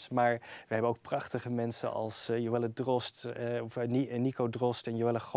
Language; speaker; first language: Dutch; native; Dutch